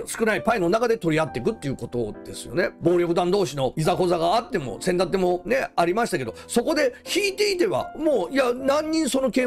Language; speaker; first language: Japanese; native; Japanese